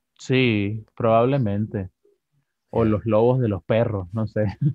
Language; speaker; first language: Spanish; native; Spanish